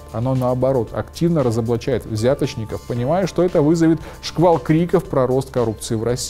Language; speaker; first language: Russian; native; Russian